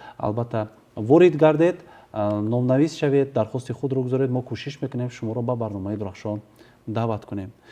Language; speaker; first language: Tajik; native; Tajik